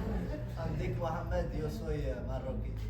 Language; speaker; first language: Spanish; non-native, learner; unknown